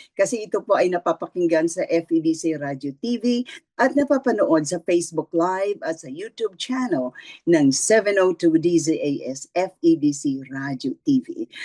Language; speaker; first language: Filipino; non-native, local second language; Hiligaynon